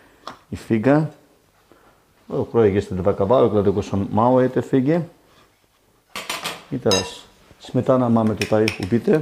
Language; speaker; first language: Polish; non-native, learner; Greek